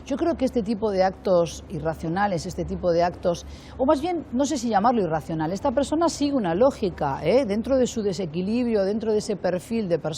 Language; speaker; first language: Spanish; native; Spanish